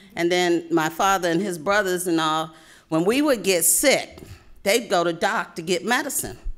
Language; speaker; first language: English; native; English